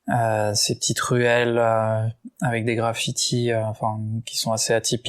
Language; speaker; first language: French; native; French